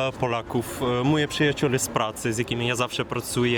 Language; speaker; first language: Polish; non-native, learner; Ukrainian